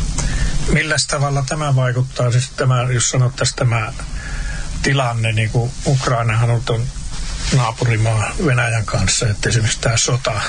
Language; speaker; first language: Finnish; native; Finnish